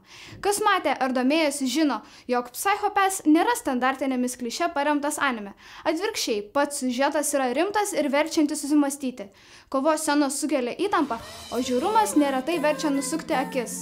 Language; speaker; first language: Lithuanian; native; Lithuanian